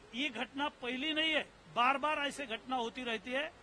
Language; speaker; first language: Hindi; non-native, local second language; Marathi